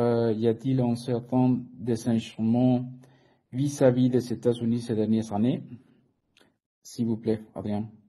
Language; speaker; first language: French; non-native, fluent; Spanish